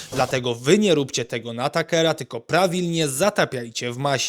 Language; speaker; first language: Polish; native; Polish